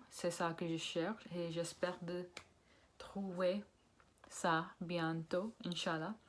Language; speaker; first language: French; non-native, learner; Punjabi